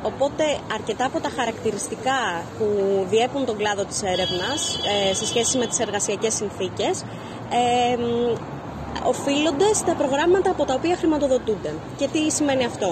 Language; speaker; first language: Greek; native; Greek